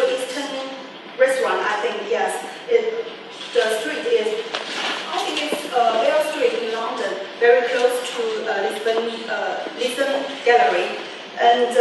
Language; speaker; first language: English; non-native, learner; Chinese